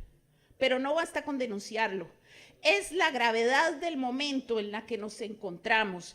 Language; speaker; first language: Spanish; native; Spanish